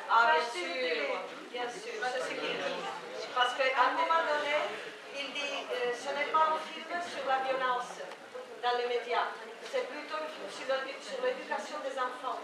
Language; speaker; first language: French; non-native, fluent; Spanish